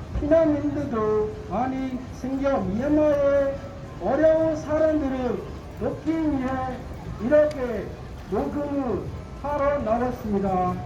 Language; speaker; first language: Korean; non-native, fluent; Burmese